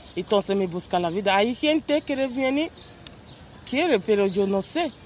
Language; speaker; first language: Spanish; non-native, learner; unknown